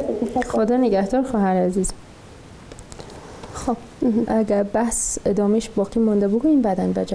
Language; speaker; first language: Persian; native; Persian